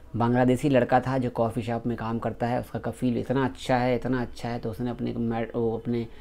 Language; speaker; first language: Hindi; native; Hindi